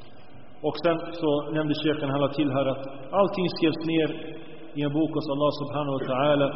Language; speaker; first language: Swedish; early bilingual, other home language; Arabic